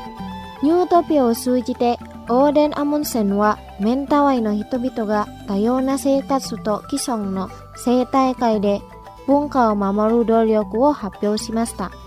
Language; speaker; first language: Japanese; non-native, fluent; Indonesian